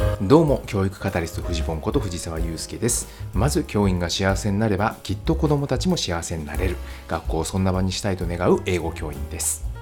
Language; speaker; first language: Japanese; native; Japanese